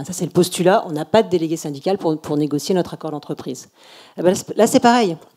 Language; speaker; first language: French; native; French